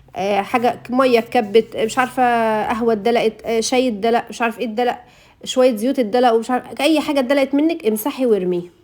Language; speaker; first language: Arabic; native; Arabic